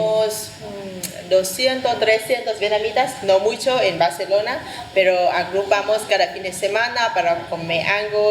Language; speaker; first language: Spanish; non-native, fluent; Vietnamese